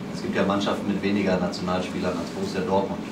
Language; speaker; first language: German; native; German